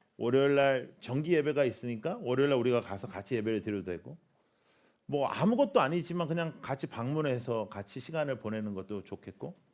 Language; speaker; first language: Korean; native; Korean